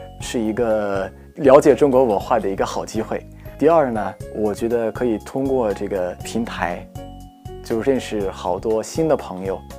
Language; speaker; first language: Chinese; non-native, fluent; Arabic